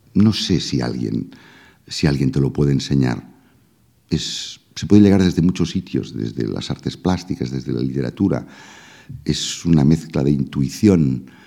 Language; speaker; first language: Spanish; native; Spanish